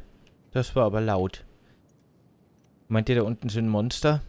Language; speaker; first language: German; native; German